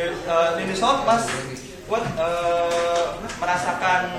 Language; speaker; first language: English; non-native, learner; Indonesian